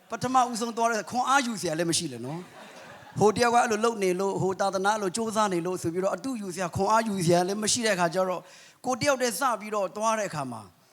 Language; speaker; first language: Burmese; non-native, local second language; Kachin